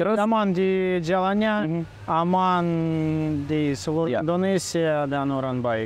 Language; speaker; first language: Indonesian; non-native, learner; Russian